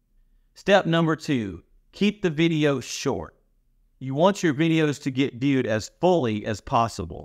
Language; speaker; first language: English; native; English